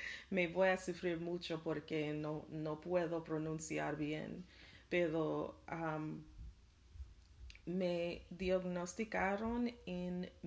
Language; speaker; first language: Spanish; non-native, learner; English